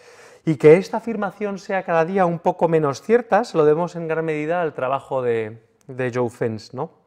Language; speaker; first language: Spanish; native; Spanish